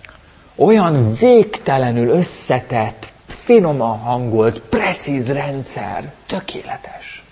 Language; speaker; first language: Hungarian; native; Hungarian